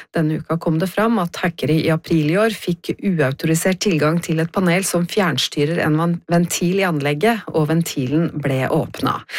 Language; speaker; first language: Norwegian; native; Norwegian